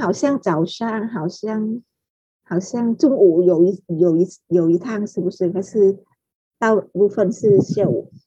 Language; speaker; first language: Chinese; non-native, fluent; Vietnamese